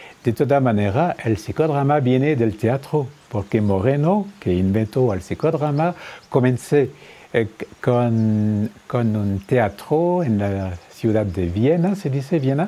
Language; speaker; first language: Spanish; non-native, fluent; French